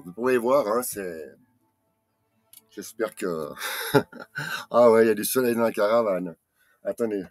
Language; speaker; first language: French; native; French